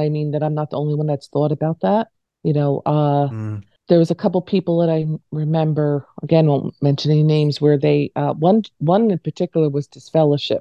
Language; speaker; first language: English; native; English